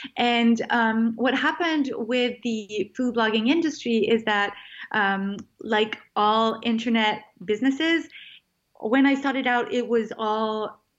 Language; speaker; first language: English; non-native, fluent; French